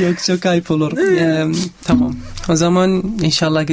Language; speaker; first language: Turkish; non-native, fluent; Arabic